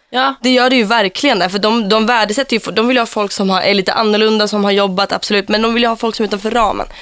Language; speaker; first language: Swedish; early bilingual, heritage; Swedish